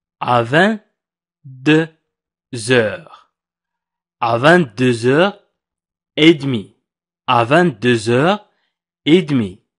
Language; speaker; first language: French; non-native, fluent; Arabic